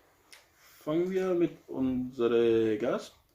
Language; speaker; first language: German; non-native, learner; Urdu